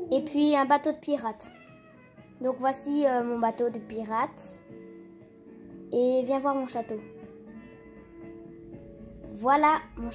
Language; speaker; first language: French; native; French